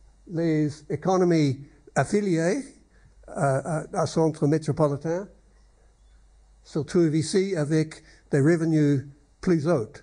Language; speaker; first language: French; non-native, learner; English